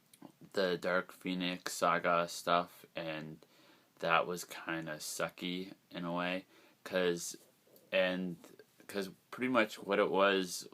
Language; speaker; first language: English; native; English